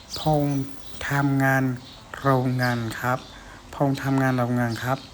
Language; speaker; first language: Thai; non-native, fluent; Burmese